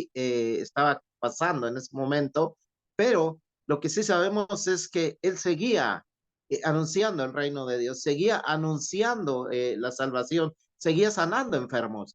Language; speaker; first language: Spanish; native; Spanish